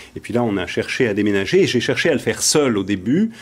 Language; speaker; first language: French; native; French